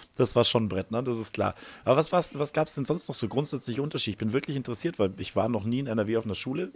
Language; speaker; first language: German; native; German